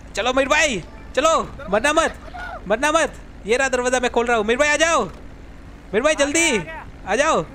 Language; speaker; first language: Hindi; non-native, local second language; Gujarati